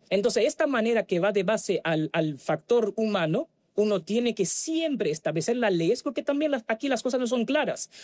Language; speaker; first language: Spanish; non-native, fluent; Haitian Creole